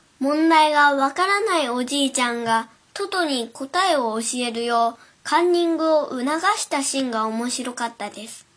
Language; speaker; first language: Japanese; non-native, learner; Chinese